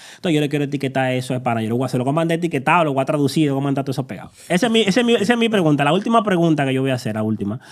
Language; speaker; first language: Spanish; native; Spanish